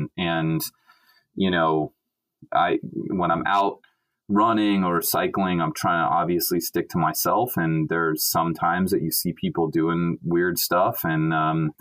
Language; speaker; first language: English; native; English